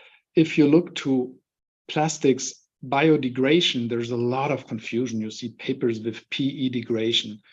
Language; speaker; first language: English; non-native, fluent; German